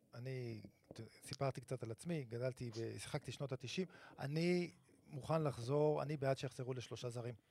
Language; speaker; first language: Hebrew; native; Hebrew